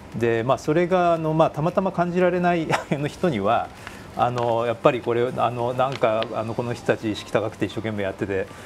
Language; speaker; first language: Japanese; native; Japanese